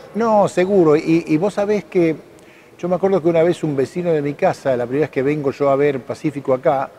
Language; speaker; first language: Spanish; native; Spanish